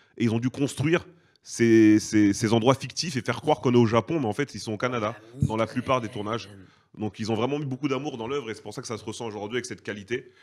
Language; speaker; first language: French; native; French